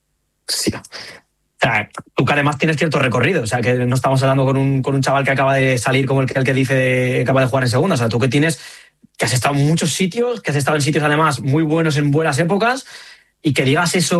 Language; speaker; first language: Spanish; native; Spanish